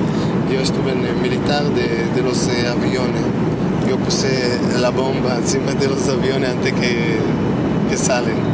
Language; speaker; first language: Spanish; early bilingual, heritage; Hebrew